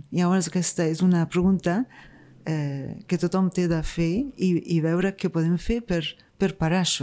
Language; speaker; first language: Catalan; non-native, fluent; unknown